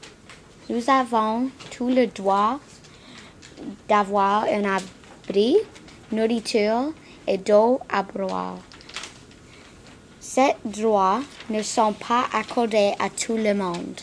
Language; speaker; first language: French; non-native, learner; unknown